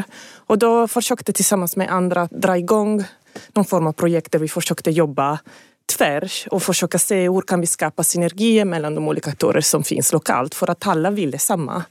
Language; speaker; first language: Swedish; non-native, fluent; Italian